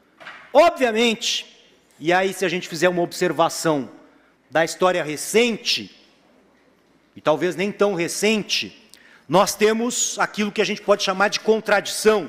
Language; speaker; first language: Portuguese; native; Portuguese